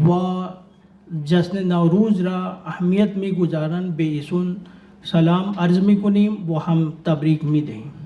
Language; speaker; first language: Persian; non-native, learner; Urdu